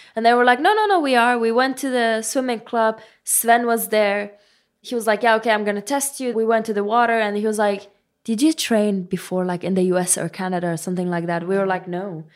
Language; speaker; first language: English; non-native, fluent; Arabic